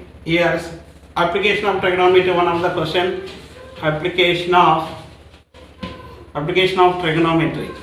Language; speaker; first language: English; non-native, local second language; Telugu